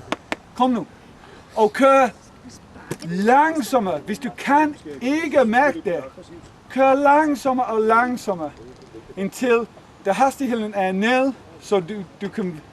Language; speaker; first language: Danish; non-native, fluent; English